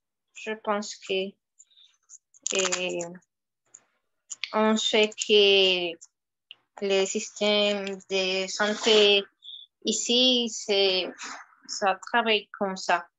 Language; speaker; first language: French; non-native, fluent; Spanish